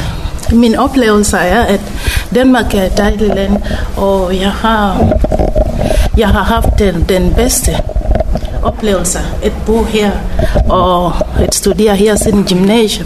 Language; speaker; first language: Danish; non-native, fluent; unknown